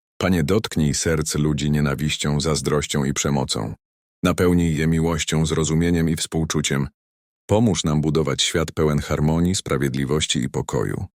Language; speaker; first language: Polish; native; Polish